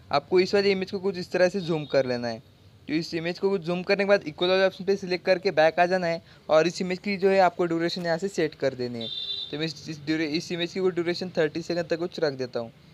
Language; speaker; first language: Hindi; non-native, local second language; Marathi